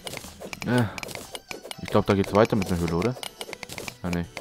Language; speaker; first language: German; native; German